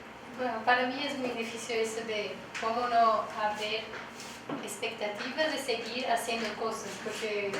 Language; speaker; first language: Spanish; non-native, learner; Portuguese